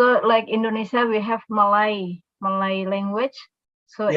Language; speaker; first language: English; non-native, local second language; Indonesian